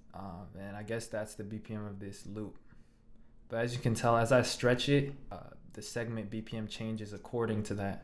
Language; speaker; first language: English; native; English